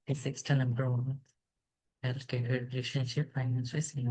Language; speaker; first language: English; non-native, local second language; Assamese